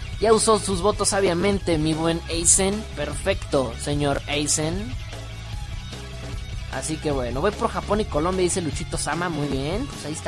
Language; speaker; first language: Spanish; native; Spanish